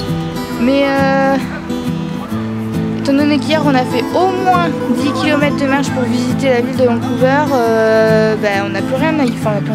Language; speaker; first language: French; native; French